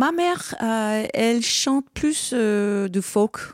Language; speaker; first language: French; non-native, learner; English